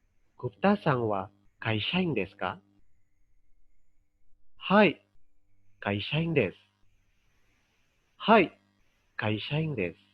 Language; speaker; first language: Japanese; non-native, fluent; Indonesian